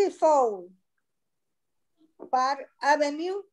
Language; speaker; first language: English; non-native, learner; Spanish